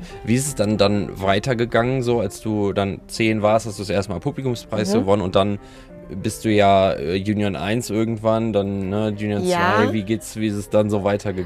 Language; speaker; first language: German; native; German